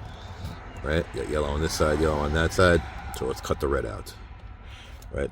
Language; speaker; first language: English; native; English